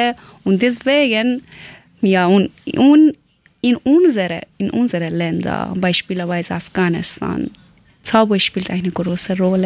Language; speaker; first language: German; non-native, learner; Persian